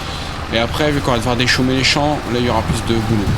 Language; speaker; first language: French; native; French